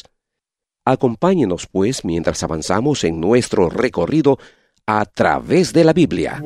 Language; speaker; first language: Spanish; native; Spanish